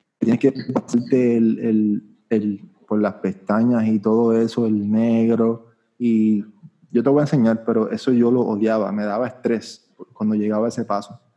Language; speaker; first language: Spanish; native; Spanish